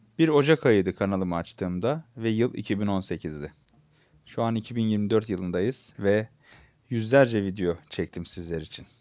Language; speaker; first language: Turkish; native; Turkish